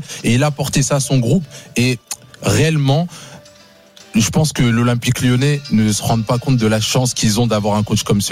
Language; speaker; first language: French; native; French